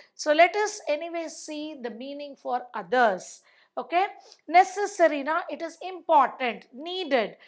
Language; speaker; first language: English; non-native, local second language; Tamil